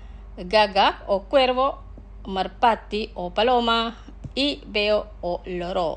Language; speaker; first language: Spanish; non-native, fluent; Indonesian